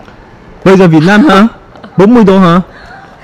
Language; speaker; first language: Vietnamese; non-native, fluent; Korean